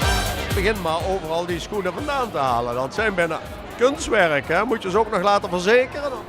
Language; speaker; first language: Dutch; native; Dutch